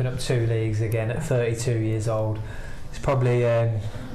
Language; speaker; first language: English; native; English